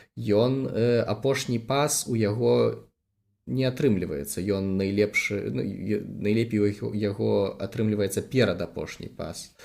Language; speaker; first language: Belarusian; non-native, local second language; Russian